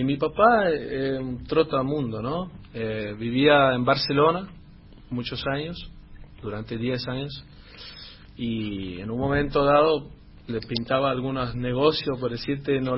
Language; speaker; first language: Spanish; non-native, fluent; Dutch